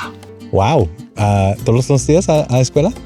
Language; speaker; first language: Spanish; non-native, learner; English